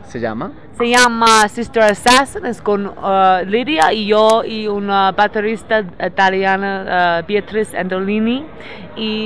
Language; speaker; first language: Spanish; non-native, learner; English